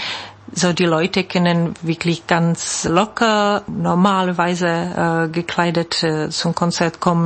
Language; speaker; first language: German; non-native, fluent; Czech